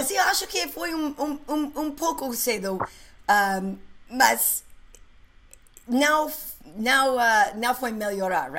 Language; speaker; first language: Portuguese; non-native, learner; English